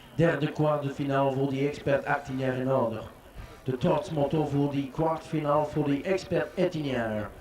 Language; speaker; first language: Dutch; non-native, learner; French